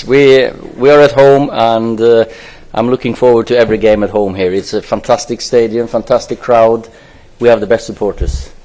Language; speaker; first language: English; non-native, fluent; Norwegian